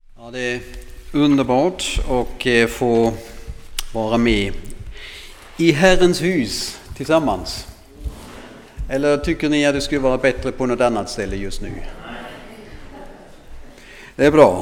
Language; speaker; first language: Swedish; non-native, fluent; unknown